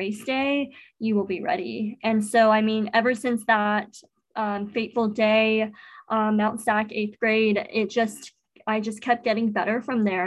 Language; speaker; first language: English; native; English